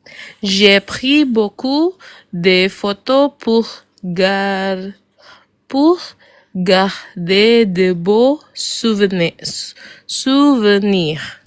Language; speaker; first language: French; non-native, learner; Arabic